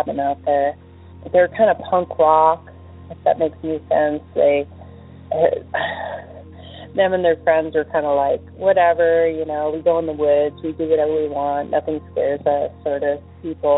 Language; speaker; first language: English; native; English